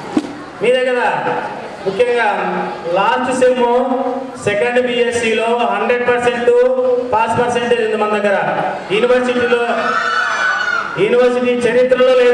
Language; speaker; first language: Telugu; native; Telugu